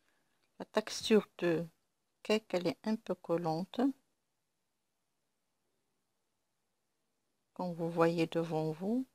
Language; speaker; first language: French; non-native, local second language; Arabic